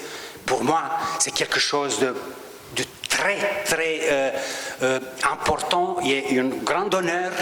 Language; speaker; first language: French; non-native, local second language; Romanian